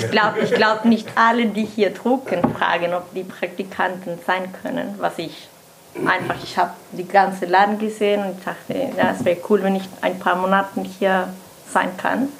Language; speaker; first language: German; non-native, learner; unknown